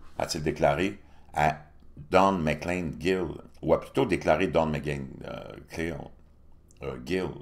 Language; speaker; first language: French; native; French